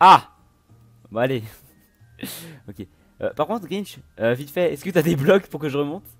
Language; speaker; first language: French; native; French